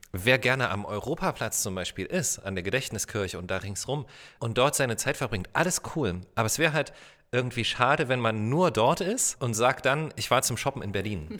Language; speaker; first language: German; native; German